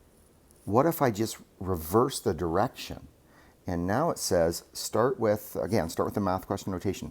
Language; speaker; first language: English; native; English